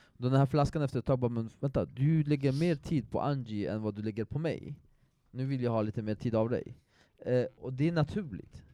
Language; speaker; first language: Swedish; non-native, fluent; Persian